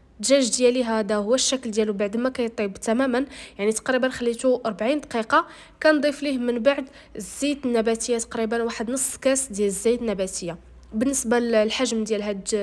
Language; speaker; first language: Arabic; native; Arabic